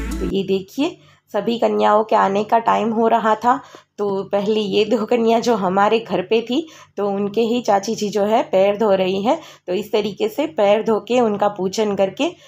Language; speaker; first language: Hindi; non-native, local second language; Gujarati